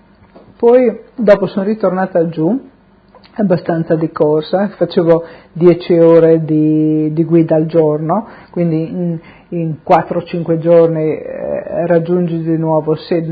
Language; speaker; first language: Italian; native; Italian